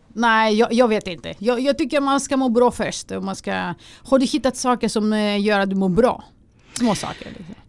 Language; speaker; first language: Swedish; non-native, fluent; Greek